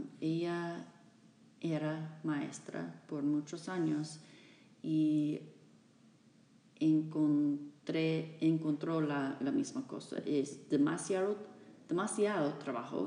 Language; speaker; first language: Spanish; non-native, fluent; English